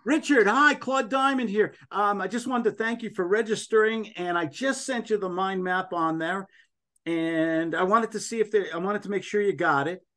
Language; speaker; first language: English; native; English